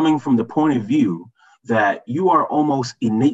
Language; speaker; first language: English; early bilingual, other home language; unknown